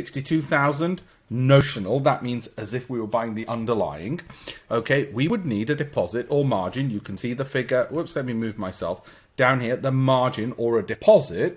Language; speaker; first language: English; native; English